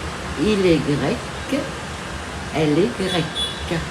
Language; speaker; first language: French; non-native, fluent; Vietnamese